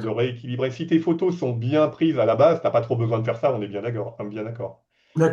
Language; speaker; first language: French; native; French